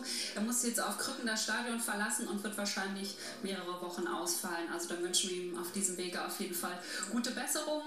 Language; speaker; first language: German; native; German